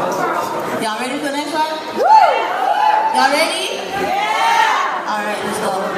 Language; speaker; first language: English; native; English